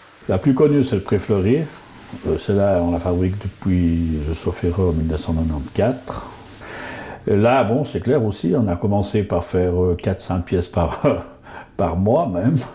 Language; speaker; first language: French; native; French